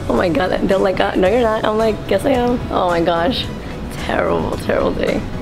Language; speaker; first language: English; early bilingual, other home language; Spanish